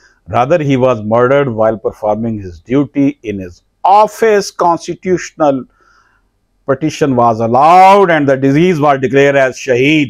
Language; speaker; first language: English; non-native, local second language; Urdu